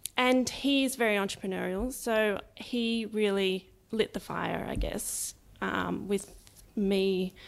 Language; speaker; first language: English; native; English